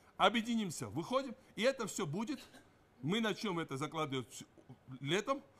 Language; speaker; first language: Russian; non-native, local second language; Georgian